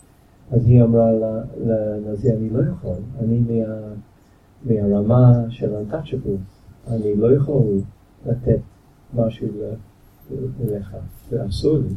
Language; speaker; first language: Hebrew; non-native, fluent; English